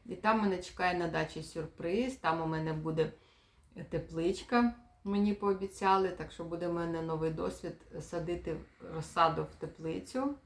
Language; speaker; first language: Ukrainian; native; Ukrainian